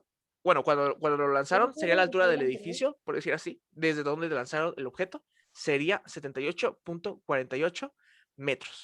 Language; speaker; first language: Spanish; native; Spanish